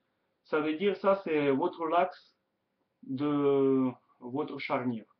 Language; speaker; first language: French; non-native, learner; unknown